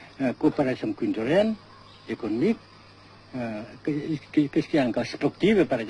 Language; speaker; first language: French; non-native, local second language; Vietnamese